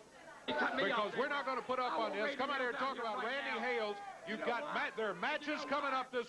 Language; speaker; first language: English; native; English